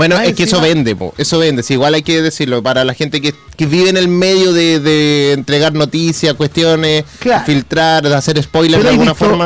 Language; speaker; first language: Spanish; native; Spanish